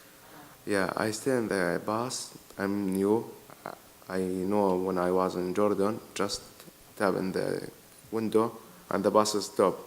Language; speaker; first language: English; non-native, learner; Arabic